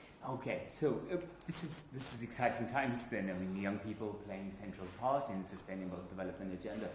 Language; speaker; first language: English; non-native, fluent; Uzbek